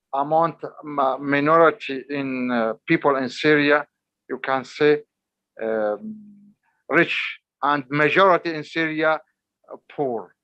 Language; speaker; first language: English; non-native, learner; Arabic